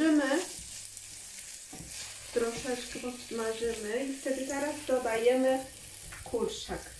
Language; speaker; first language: Polish; non-native, learner; Chinese